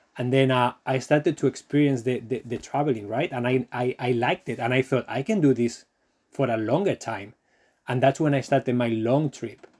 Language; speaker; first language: English; non-native, fluent; Spanish